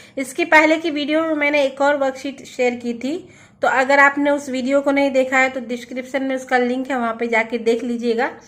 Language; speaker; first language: Hindi; native; Hindi